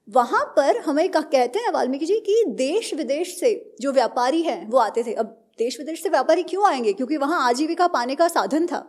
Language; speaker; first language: Hindi; non-native, local second language; Gujarati